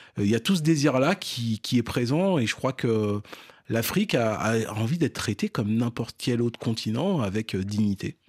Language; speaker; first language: French; early bilingual, other home language; Fon